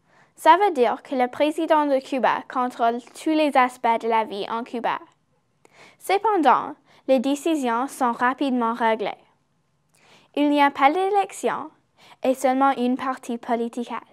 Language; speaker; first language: French; non-native, learner; English